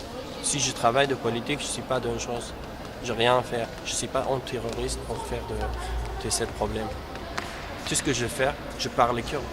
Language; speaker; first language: French; non-native, learner; Kurdish